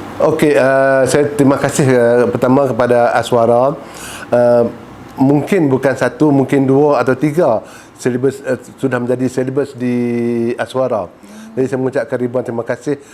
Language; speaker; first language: Malay; native; Malay